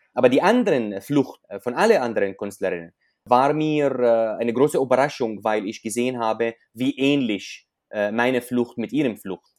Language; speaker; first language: German; non-native, fluent; Arabic